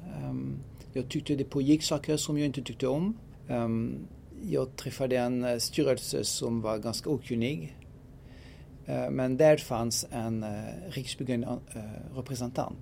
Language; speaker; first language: Swedish; non-native, fluent; French